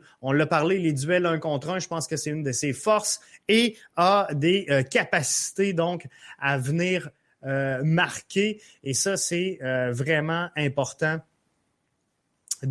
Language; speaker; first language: French; native; French